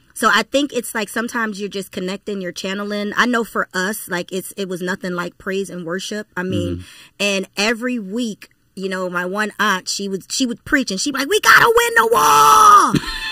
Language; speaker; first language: English; native; English